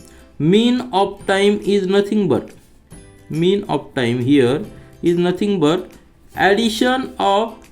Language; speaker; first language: English; non-native, local second language; Marathi